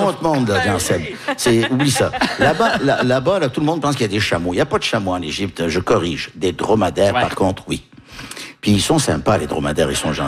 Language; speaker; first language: French; early bilingual, other home language; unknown